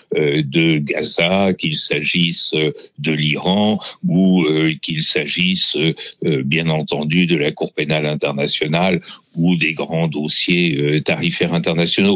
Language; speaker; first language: French; native; French